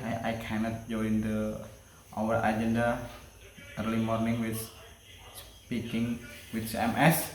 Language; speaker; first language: English; non-native, learner; Indonesian